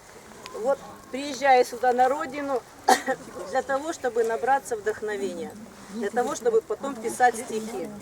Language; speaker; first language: Russian; native; Russian